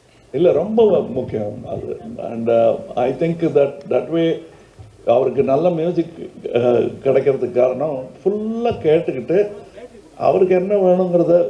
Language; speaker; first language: Tamil; native; Tamil